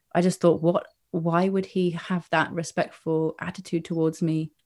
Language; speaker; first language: English; native; English